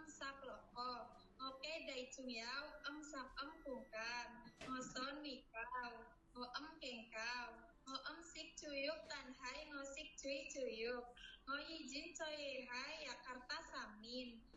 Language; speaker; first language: Cantonese; non-native, learner; Javanese